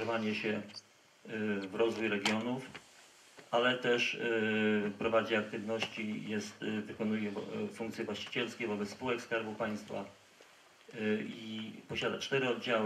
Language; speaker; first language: Polish; native; Polish